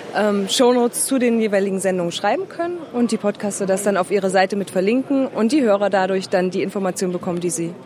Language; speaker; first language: German; native; German